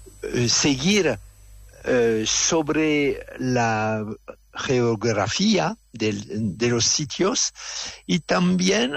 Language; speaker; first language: Spanish; non-native, fluent; French